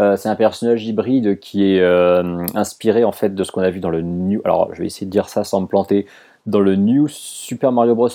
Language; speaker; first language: French; native; French